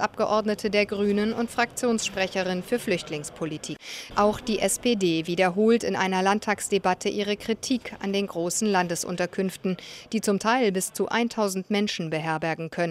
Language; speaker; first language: German; native; German